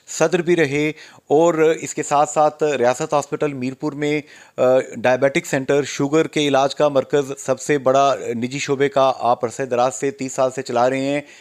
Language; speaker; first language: Urdu; non-native, local second language; Pahari-Potwari